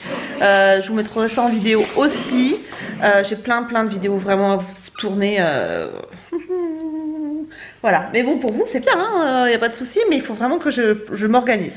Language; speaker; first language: French; native; French